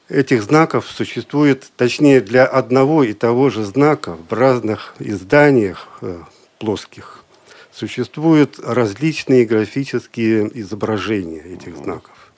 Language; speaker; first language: Russian; native; Russian